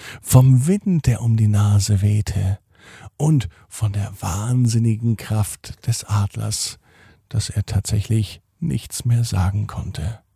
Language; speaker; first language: German; native; German